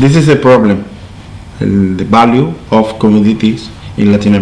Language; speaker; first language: English; non-native, learner; Spanish